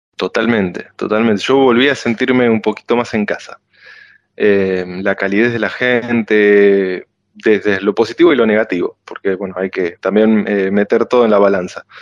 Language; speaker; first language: Spanish; native; Spanish